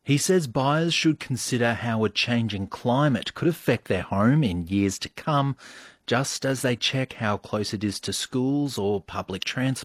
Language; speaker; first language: English; native; English